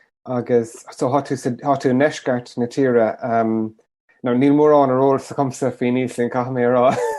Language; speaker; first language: Irish; native; Irish